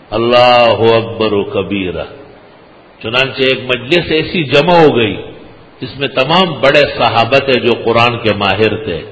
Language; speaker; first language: Urdu; non-native, local second language; Pashto